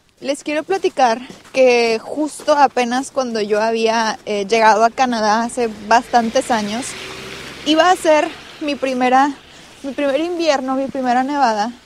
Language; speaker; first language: Spanish; native; Spanish